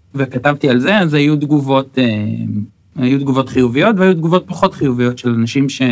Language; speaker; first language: Hebrew; native; Hebrew